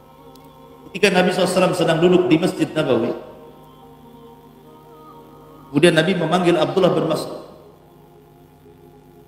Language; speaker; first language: Indonesian; native; Indonesian